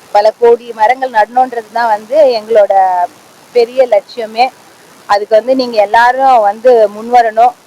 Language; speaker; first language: Tamil; non-native, local second language; Telugu